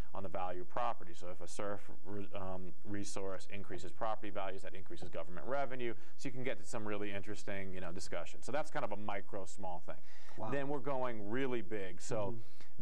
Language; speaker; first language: English; native; English